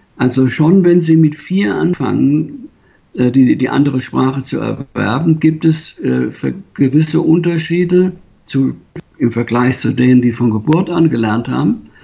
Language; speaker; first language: German; native; German